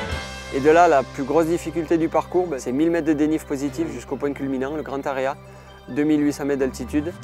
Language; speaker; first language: French; native; French